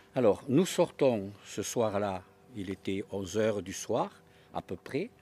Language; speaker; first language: French; native; French